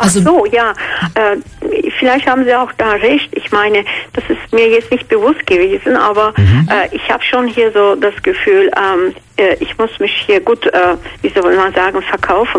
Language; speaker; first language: German; non-native, fluent; Georgian